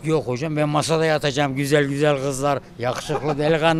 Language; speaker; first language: Turkish; native; Turkish